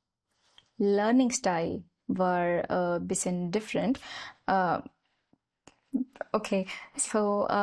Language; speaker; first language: German; non-native, learner; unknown